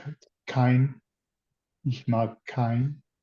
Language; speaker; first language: German; non-native, learner; English